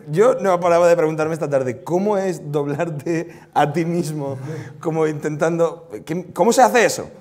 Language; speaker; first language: Spanish; native; Spanish